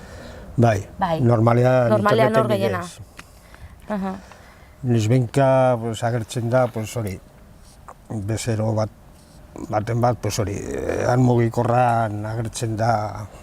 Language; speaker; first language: Basque; non-native, local second language; Spanish